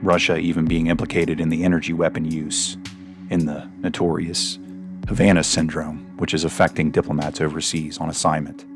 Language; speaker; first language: English; native; English